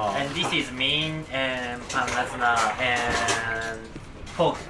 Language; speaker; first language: English; non-native, learner; Japanese